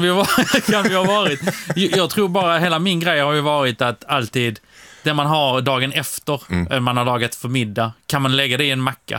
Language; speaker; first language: Swedish; early bilingual, other home language; Polish